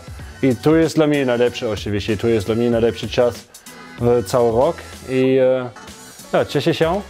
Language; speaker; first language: Polish; non-native, learner; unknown